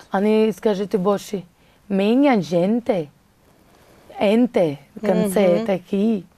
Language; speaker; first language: Russian; non-native, learner; Portuguese